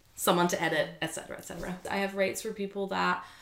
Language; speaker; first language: English; non-native, fluent; Dutch